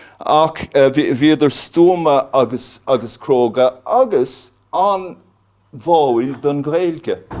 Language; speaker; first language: Irish; non-native, local second language; English